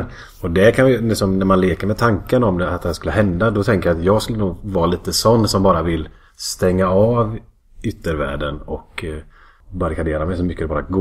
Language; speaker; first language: Swedish; native; Swedish